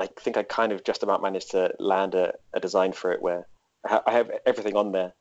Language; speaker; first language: English; native; English